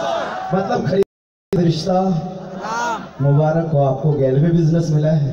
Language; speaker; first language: Hindi; native; Hindi